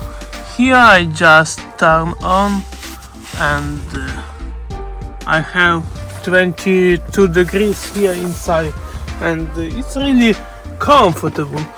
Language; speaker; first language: English; non-native, learner; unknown